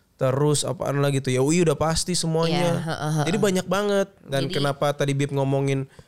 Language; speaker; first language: Indonesian; native; Indonesian